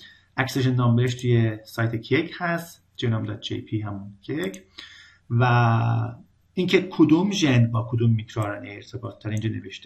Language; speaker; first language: Persian; native; Persian